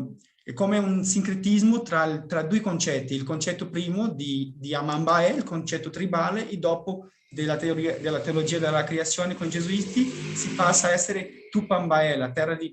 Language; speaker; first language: Italian; non-native, learner; Portuguese